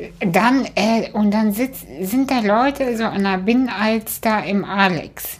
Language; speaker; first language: German; early bilingual, other home language; Russian